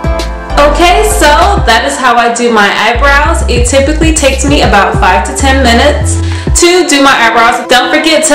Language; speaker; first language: English; native; English